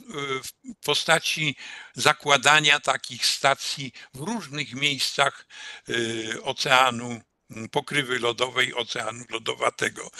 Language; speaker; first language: Polish; native; Polish